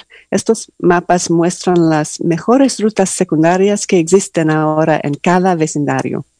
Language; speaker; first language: Spanish; non-native, learner; English